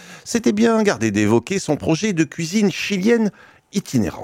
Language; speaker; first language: French; native; French